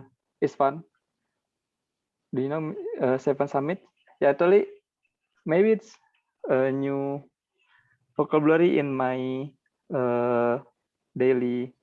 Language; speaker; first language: English; non-native, learner; Indonesian